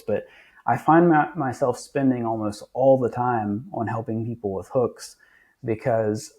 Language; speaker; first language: English; native; English